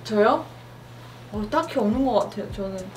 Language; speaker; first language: Korean; native; Korean